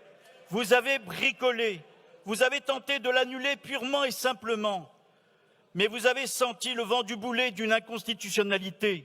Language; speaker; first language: French; native; French